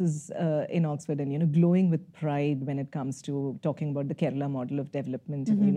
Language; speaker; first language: English; non-native, local second language; Malayalam